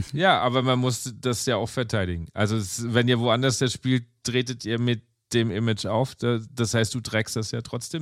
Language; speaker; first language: German; native; German